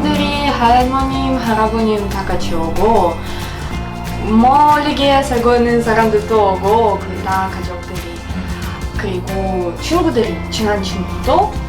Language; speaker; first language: Korean; non-native, learner; Russian